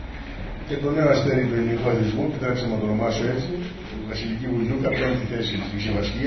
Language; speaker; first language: Greek; native; Greek